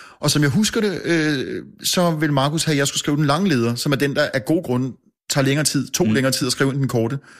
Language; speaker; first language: Danish; native; Danish